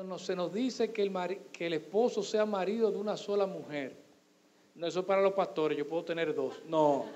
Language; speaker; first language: Spanish; native; Spanish